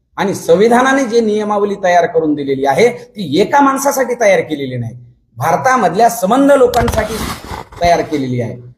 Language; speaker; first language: Marathi; non-native, local second language; Lambadi